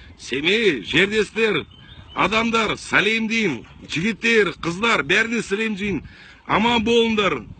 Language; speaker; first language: Kazakh; non-native, local second language; Russian